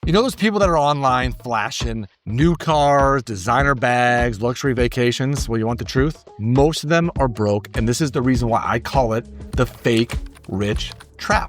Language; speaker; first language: English; native; English